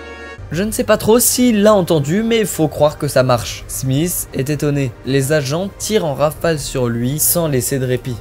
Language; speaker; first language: French; native; French